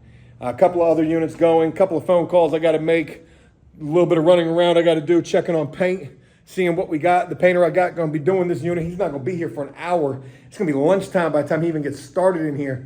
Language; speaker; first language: English; native; English